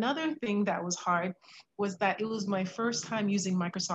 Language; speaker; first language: English; native; English